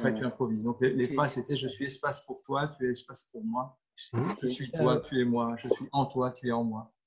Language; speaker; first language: French; native; French